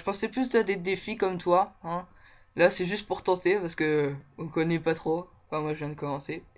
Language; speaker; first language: French; native; French